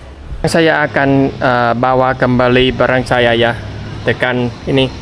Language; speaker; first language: Indonesian; non-native, fluent; Vietnamese